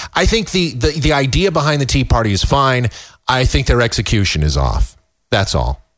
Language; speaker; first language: English; native; English